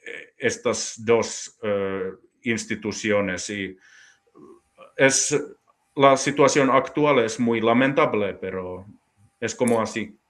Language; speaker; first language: Spanish; non-native, fluent; Finnish